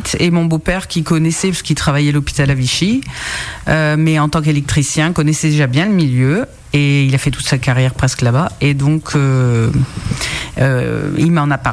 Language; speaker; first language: French; native; French